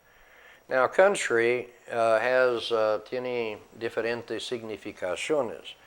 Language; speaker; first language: Spanish; non-native, fluent; English